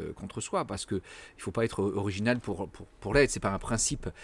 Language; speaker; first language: French; native; French